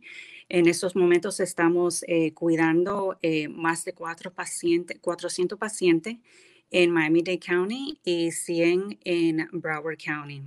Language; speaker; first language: Spanish; early bilingual, heritage; English